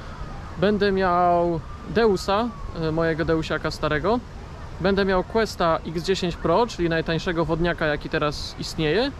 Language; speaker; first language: Polish; native; Polish